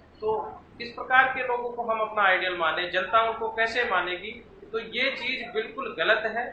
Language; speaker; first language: Hindi; native; Hindi